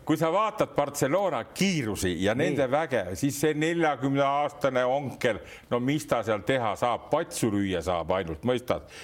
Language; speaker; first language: Estonian; native; Estonian